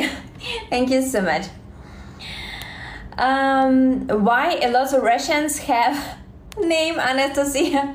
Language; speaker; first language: English; non-native, learner; Russian